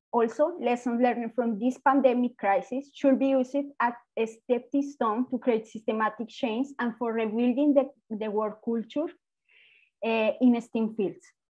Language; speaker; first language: English; non-native, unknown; Spanish